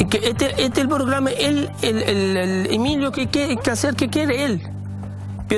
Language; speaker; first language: Spanish; non-native, learner; Arabic